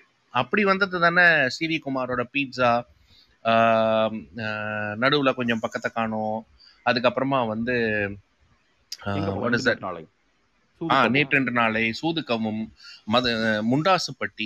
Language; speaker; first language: Tamil; native; Tamil